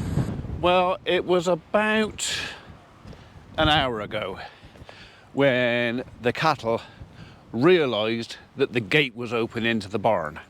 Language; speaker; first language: English; native; English